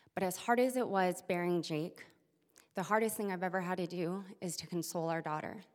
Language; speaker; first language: English; native; English